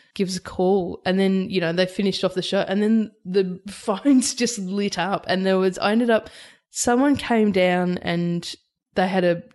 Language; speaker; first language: English; native; English